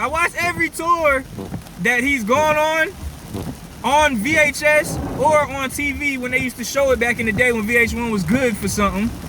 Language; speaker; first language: English; native; English